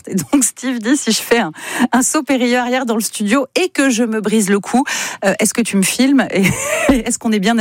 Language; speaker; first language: French; native; French